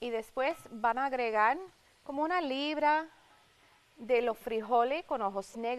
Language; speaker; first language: Spanish; early bilingual, heritage; English